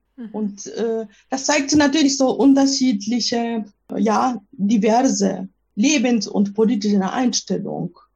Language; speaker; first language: German; non-native, fluent; Japanese